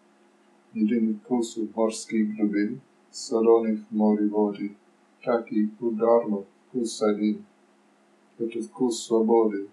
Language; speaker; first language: Russian; non-native, fluent; English